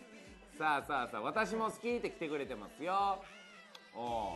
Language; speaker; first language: Japanese; native; Japanese